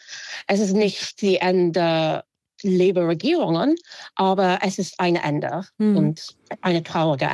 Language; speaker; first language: German; non-native, fluent; English